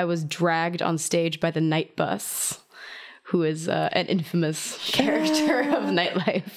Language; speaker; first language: English; non-native, fluent; German